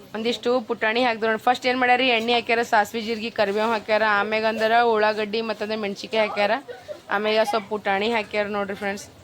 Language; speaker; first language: Kannada; native; Kannada